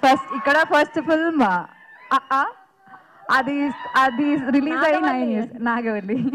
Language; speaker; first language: Telugu; non-native, fluent; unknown